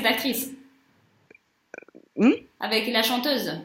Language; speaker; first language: French; non-native, fluent; Russian